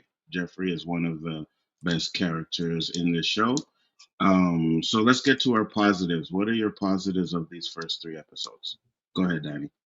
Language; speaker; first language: English; native; English